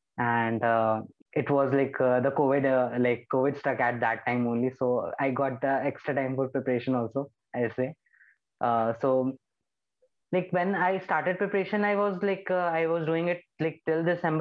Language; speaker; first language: English; non-native, local second language; Hindi